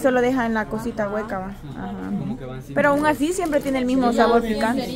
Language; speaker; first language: Spanish; native; Spanish